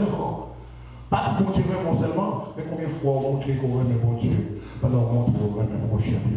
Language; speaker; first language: French; non-native, local second language; Haitian Creole